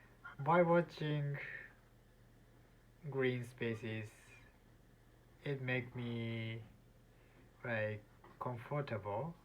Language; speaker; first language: English; non-native, learner; Japanese